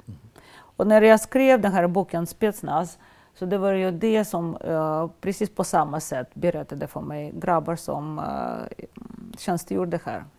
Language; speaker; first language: Swedish; non-native, fluent; Russian